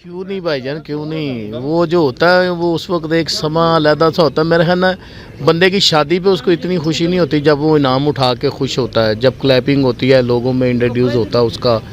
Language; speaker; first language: Urdu; non-native, local second language; Punjabi